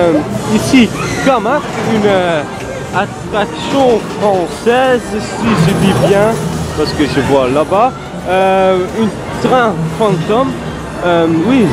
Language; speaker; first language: French; non-native, learner; Dutch